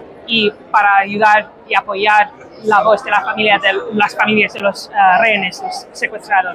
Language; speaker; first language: Spanish; non-native, fluent; English